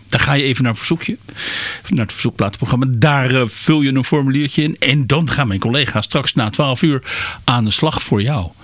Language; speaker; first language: Dutch; native; Dutch